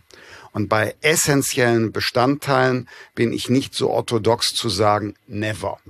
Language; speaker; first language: German; native; German